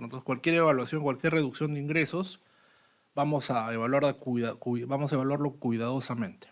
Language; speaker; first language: Spanish; native; Spanish